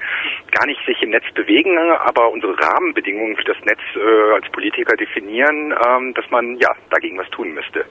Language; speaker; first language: German; native; German